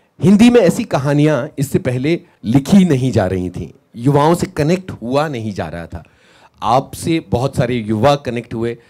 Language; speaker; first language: Hindi; native; Hindi